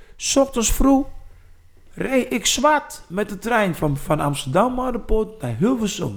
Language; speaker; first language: Dutch; non-native, fluent; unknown